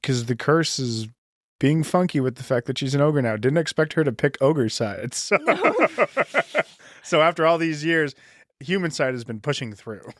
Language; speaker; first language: English; native; English